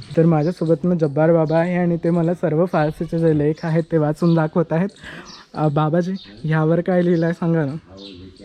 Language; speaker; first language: Marathi; native; Marathi